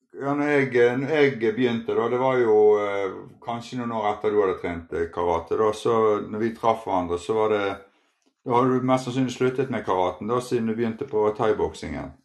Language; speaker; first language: Norwegian; native; Norwegian